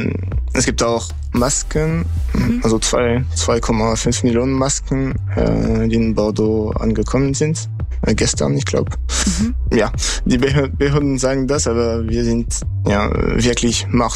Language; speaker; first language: German; non-native, fluent; French